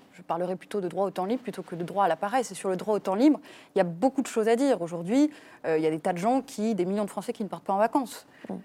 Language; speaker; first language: French; native; French